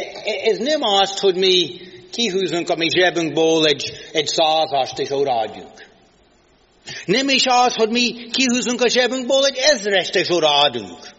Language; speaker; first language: Hungarian; non-native, fluent; English